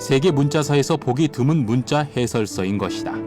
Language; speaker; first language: Korean; native; Korean